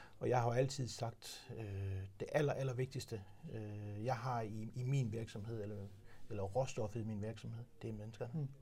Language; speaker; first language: Danish; native; Danish